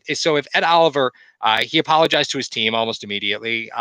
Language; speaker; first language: English; native; English